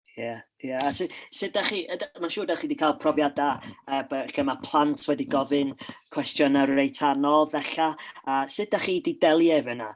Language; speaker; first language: Welsh; non-native, local second language; English